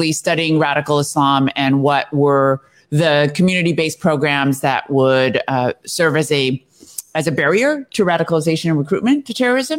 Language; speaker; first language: English; native; English